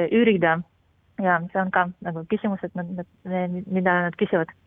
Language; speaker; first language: Estonian; non-native, learner; Ukrainian